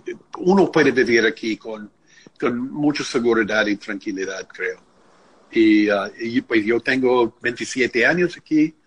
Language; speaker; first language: Spanish; non-native, fluent; English